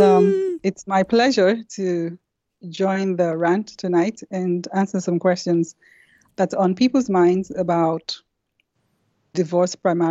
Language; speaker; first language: English; non-native, local second language; Yoruba